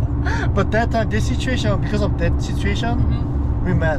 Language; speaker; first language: English; non-native, learner; Korean